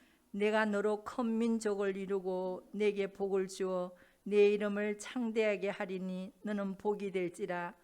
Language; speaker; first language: Korean; native; Korean